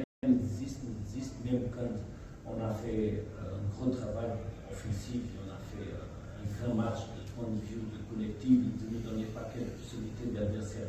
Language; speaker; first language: French; non-native, learner; Portuguese